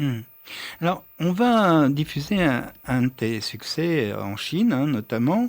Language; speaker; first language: French; native; French